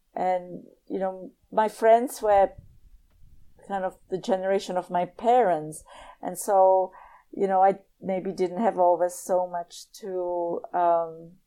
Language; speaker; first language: English; non-native, fluent; Czech